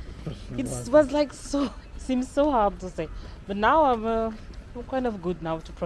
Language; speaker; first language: English; non-native, learner; French